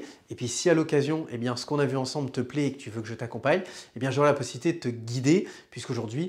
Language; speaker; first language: French; native; French